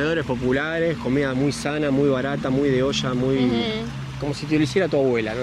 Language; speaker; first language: Spanish; native; Spanish